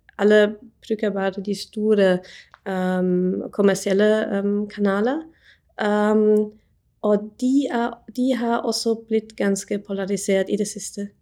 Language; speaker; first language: Norwegian; non-native, fluent; English